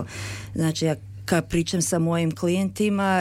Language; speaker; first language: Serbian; early bilingual, heritage; Serbian